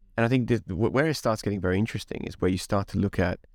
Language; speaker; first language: English; non-native, fluent; Hungarian